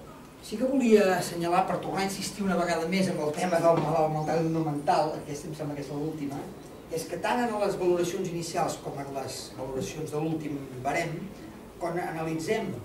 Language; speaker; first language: Catalan; native; Catalan